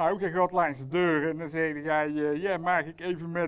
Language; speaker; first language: Dutch; native; Dutch